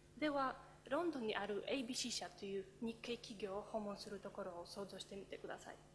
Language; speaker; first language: Japanese; non-native, fluent; Polish